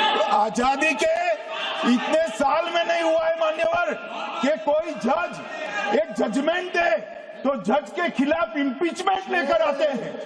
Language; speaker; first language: Hindi; native; Hindi